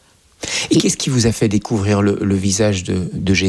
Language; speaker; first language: French; native; French